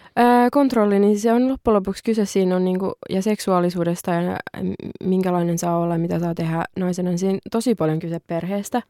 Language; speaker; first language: Finnish; early bilingual, other home language; Arabic